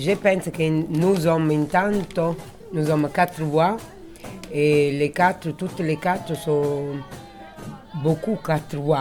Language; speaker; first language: French; non-native, learner; Italian